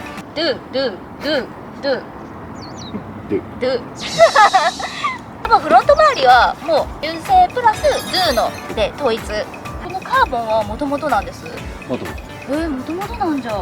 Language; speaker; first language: Japanese; native; Japanese